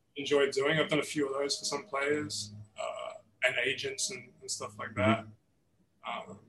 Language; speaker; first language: English; native; English